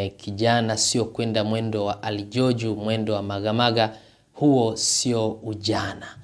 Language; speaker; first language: Swahili; native; Swahili